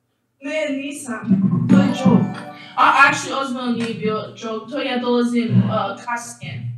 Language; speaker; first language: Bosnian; early bilingual, heritage; English